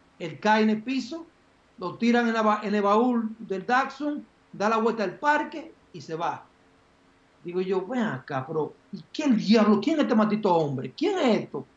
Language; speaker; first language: Spanish; native; Spanish